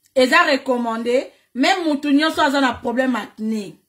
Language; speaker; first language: French; non-native, local second language; Lingala